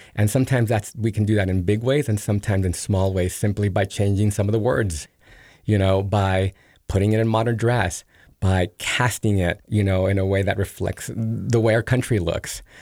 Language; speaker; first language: English; early bilingual, other home language; Spanish